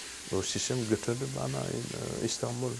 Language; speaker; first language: Turkish; non-native, learner; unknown